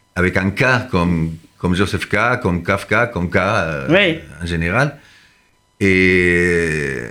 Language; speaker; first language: French; non-native, fluent; Spanish